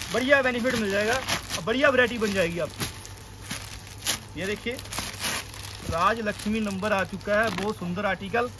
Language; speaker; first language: Hindi; non-native, local second language; Punjabi